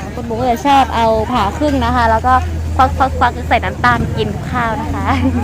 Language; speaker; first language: Thai; non-native, local second language; Hmong